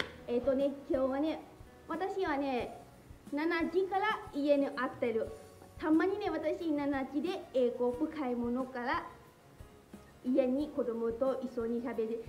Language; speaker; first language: Japanese; non-native, learner; Lao